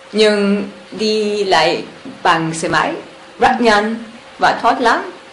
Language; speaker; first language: Vietnamese; non-native, learner; German